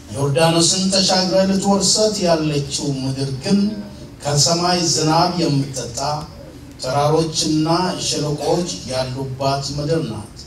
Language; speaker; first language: Amharic; native; Amharic